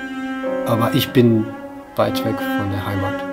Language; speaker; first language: German; non-native, fluent; Bosnian